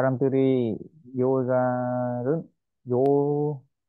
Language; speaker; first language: Korean; non-native, learner; Vietnamese